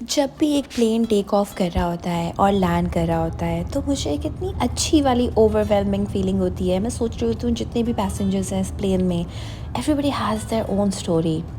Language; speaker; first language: Urdu; native; Urdu